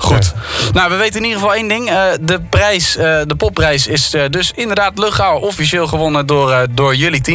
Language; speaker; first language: Dutch; native; Dutch